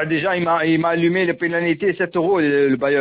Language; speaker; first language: French; non-native, local second language; Arabic